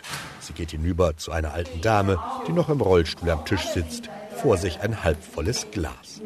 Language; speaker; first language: German; native; German